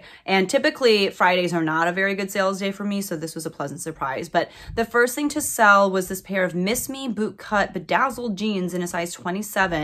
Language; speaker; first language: English; native; English